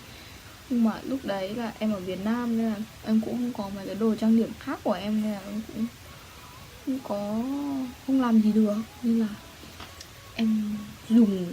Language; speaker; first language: Vietnamese; early bilingual, heritage; Vietnamese